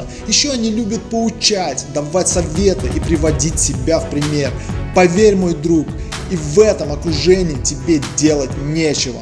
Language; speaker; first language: Russian; native; Russian